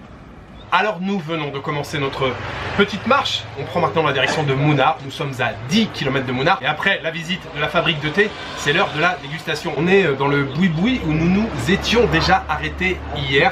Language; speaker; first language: French; native; French